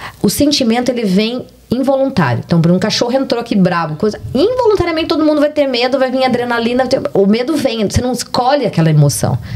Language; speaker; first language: Portuguese; native; Portuguese